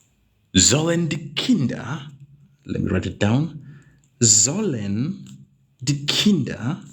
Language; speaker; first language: German; non-native, learner; English